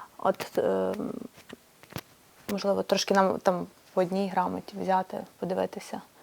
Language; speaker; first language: Ukrainian; native; Ukrainian